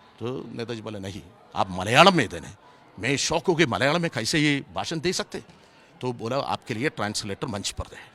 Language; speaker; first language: Hindi; non-native, local second language; Malayalam